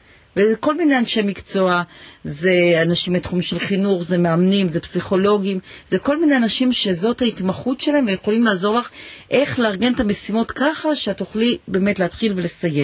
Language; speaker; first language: Hebrew; native; Hebrew